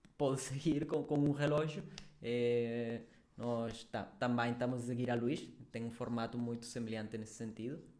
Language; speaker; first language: Portuguese; non-native, fluent; Spanish